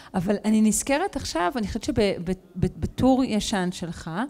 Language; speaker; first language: Hebrew; native; Hebrew